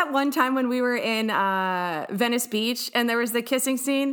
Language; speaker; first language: English; native; English